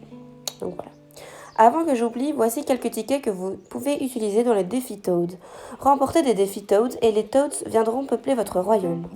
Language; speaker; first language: French; native; French